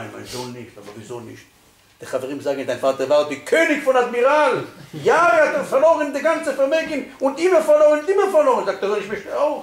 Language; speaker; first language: German; non-native, fluent; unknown